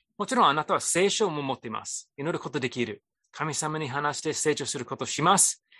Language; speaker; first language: Japanese; non-native, fluent; English